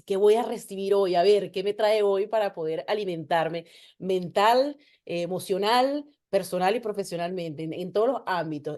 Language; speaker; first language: Spanish; native; Spanish